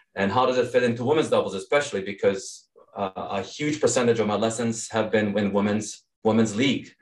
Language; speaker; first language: English; early bilingual, other home language; Serbian